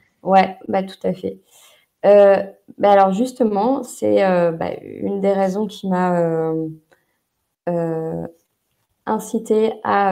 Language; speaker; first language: French; native; French